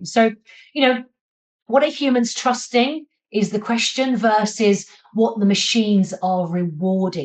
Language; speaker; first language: English; native; English